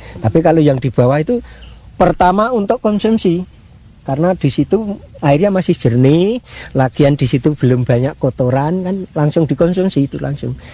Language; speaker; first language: Indonesian; non-native, local second language; Javanese